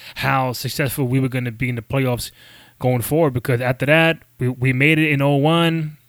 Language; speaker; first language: English; native; English